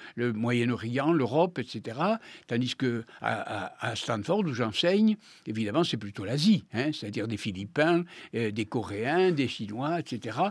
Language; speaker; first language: French; native; French